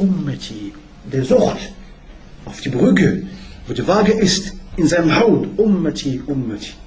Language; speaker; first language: German; non-native, learner; Arabic